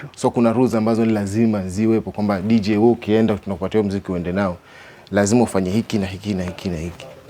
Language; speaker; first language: Swahili; native; Swahili